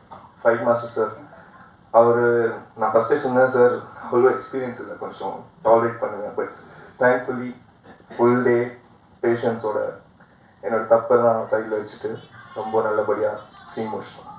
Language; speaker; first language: Tamil; non-native, fluent; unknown